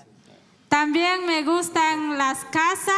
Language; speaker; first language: Spanish; non-native, local second language; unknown